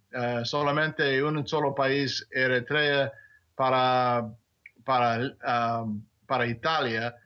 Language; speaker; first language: Spanish; non-native, fluent; English